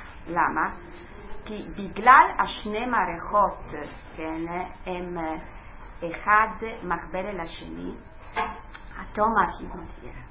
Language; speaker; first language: Hebrew; non-native, fluent; Italian